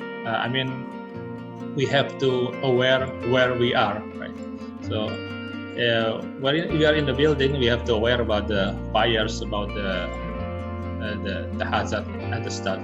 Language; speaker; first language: English; non-native, learner; Indonesian